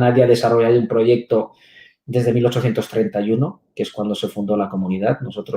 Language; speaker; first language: Spanish; native; Spanish